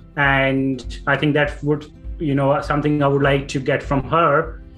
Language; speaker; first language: English; non-native, local second language; Punjabi